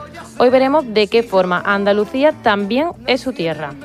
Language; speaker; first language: Spanish; native; Spanish